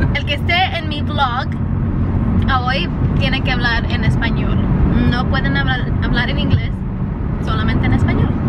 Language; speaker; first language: Spanish; early bilingual, heritage; Spanish